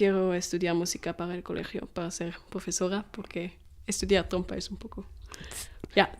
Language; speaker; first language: Spanish; non-native, fluent; German